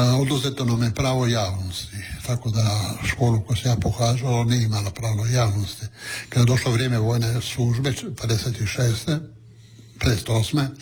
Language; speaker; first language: Croatian; non-native, local second language; Italian